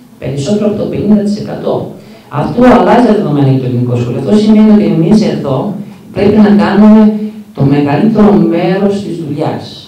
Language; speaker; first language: Greek; early bilingual, heritage; Greek